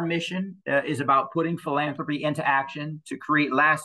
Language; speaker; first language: English; native; English